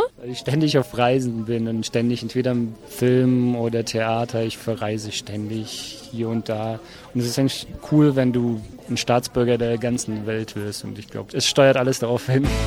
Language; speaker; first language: German; early bilingual, other home language; Russian